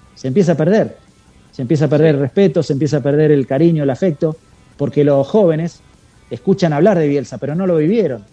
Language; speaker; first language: Spanish; native; Spanish